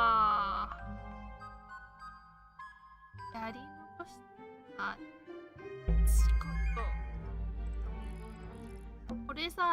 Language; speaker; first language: Japanese; non-native, learner; Chinese